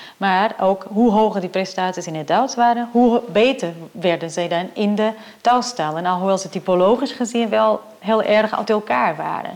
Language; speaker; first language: Dutch; non-native, fluent; Portuguese